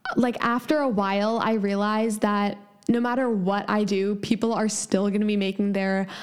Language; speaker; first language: English; native; English